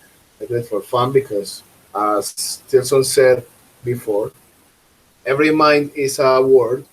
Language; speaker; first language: English; non-native, fluent; Spanish